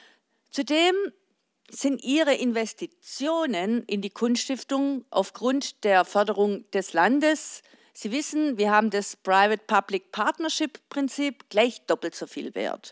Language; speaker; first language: German; native; German